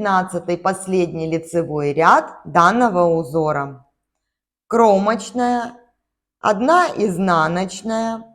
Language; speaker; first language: Russian; native; Russian